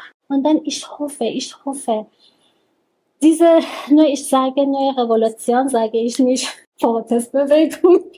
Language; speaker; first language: German; non-native, learner; Persian